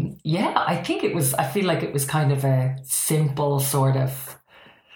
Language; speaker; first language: English; native; English